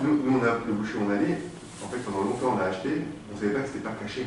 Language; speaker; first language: French; native; French